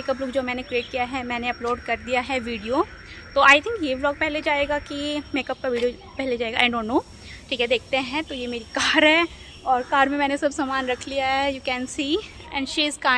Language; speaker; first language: Hindi; native; Hindi